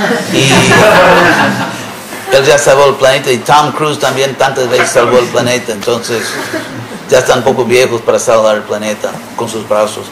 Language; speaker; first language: Spanish; non-native, fluent; English